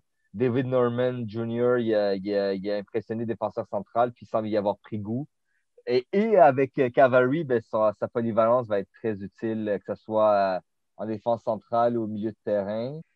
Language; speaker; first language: French; native; French